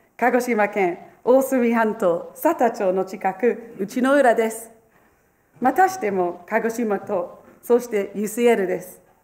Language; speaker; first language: Japanese; non-native, fluent; English